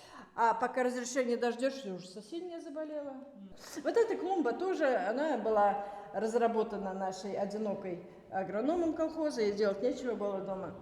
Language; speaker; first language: Russian; native; Russian